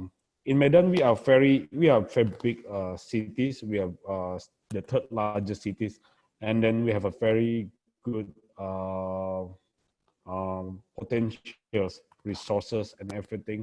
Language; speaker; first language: English; non-native, fluent; Indonesian